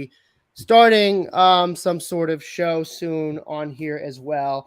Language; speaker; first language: English; native; English